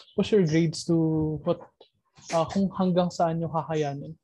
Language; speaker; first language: English; non-native, local second language; Filipino